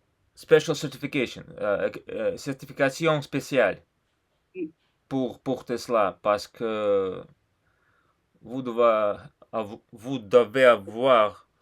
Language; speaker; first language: French; non-native, learner; Russian